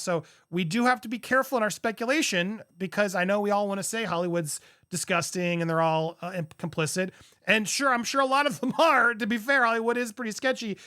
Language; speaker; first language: English; native; English